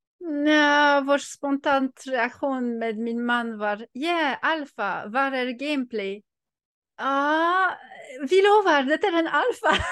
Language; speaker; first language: Swedish; non-native, fluent; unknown